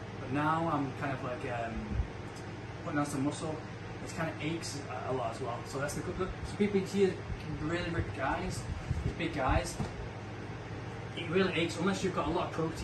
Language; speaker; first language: English; native; English